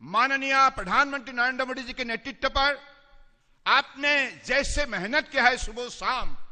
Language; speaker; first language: Hindi; non-native, local second language; Assamese